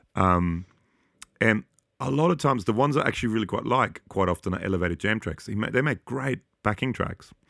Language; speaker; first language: English; non-native, fluent; German